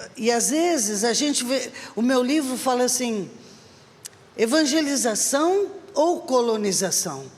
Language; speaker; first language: Portuguese; native; Portuguese